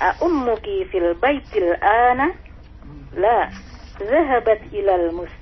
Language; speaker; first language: Arabic; non-native, learner; Indonesian